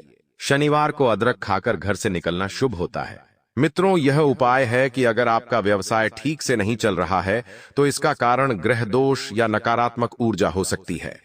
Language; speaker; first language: Hindi; native; Hindi